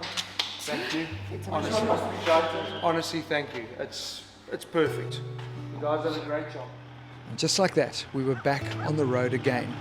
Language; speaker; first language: English; native; English